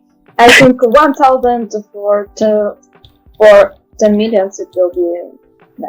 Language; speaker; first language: English; non-native, learner; Russian